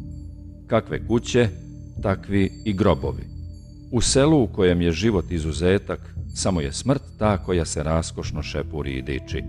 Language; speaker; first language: Serbian; native; Serbian